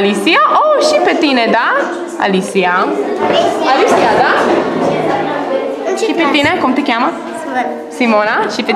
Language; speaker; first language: Romanian; early bilingual, heritage; Romanian